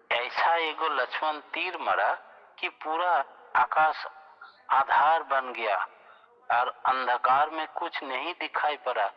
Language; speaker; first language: Hindi; non-native, local second language; Bangla